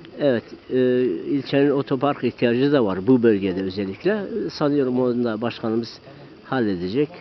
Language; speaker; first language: Turkish; non-native, local second language; Zaza